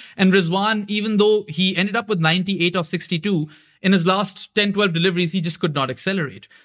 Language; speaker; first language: English; non-native, local second language; Urdu